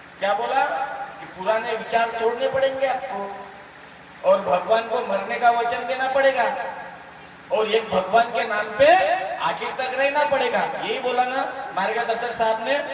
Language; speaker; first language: Hindi; non-native, local second language; Marathi